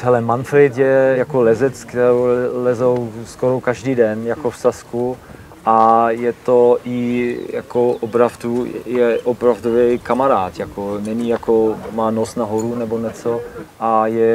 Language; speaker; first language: Czech; non-native, learner; German